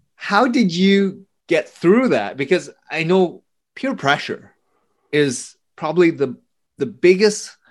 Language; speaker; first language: English; early bilingual, other home language; Vietnamese